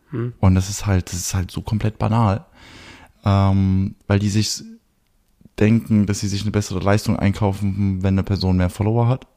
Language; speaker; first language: German; early bilingual, heritage; German